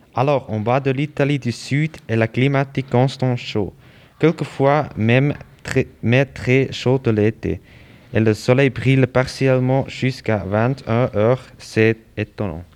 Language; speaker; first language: French; non-native, learner; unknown